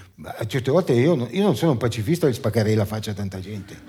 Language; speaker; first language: Italian; native; Italian